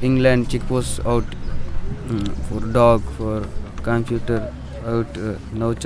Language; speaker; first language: English; non-native, learner; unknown